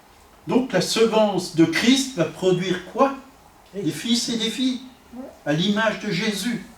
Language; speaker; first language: French; native; French